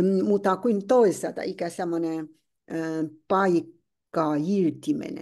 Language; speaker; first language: Finnish; non-native, learner; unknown